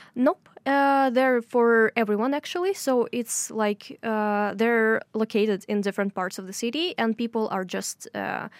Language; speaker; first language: English; non-native, fluent; Russian